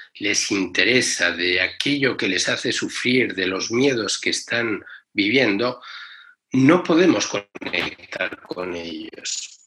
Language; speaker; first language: Spanish; native; Spanish